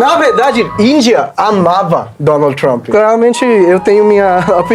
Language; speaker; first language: Portuguese; non-native, fluent; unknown